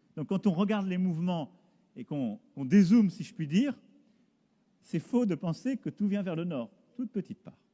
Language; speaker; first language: French; native; French